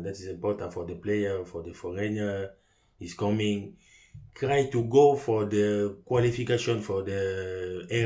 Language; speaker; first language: English; non-native, learner; French